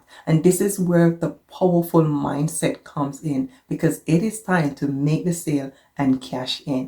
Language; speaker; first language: English; native; English